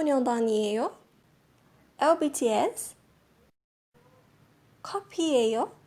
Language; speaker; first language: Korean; non-native, fluent; Portuguese